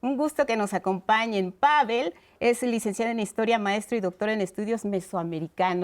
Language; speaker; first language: Spanish; native; Spanish